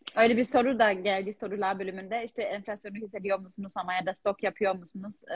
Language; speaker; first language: Turkish; non-native, fluent; German